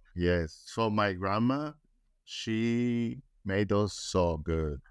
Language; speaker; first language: English; non-native, learner; Spanish